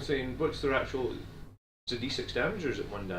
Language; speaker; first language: English; native; English